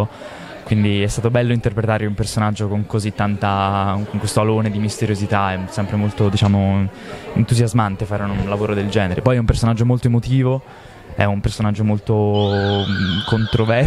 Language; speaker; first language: Italian; native; Italian